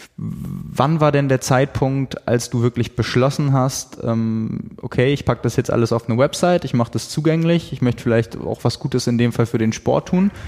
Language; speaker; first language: German; native; German